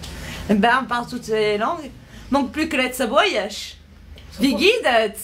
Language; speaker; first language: Portuguese; early bilingual, heritage; Portuguese